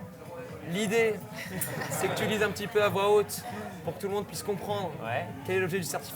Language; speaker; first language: French; native; French